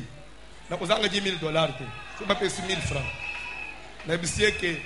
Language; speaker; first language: French; non-native, local second language; Lingala